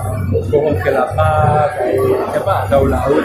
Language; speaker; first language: Indonesian; non-native, fluent; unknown